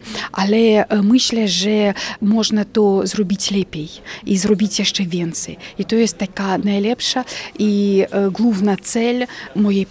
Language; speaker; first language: Polish; non-native, fluent; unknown